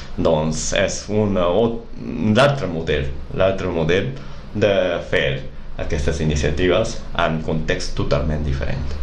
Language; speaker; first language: Catalan; non-native, fluent; Japanese